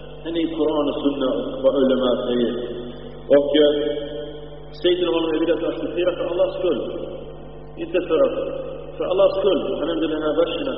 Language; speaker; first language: Swedish; early bilingual, other home language; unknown